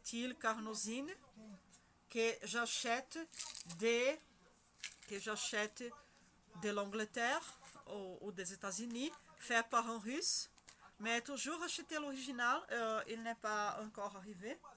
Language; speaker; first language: French; non-native, learner; Spanish